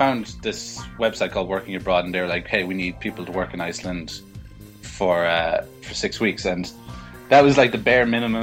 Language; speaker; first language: English; native; English